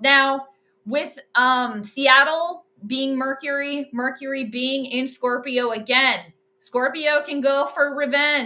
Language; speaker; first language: English; native; English